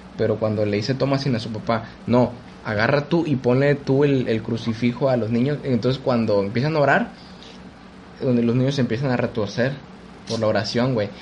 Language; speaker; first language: Spanish; native; Spanish